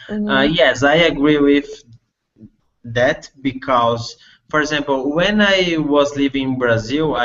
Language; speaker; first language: English; non-native, learner; Portuguese